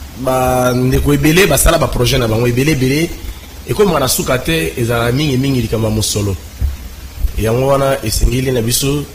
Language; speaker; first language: Lingala; native; Lingala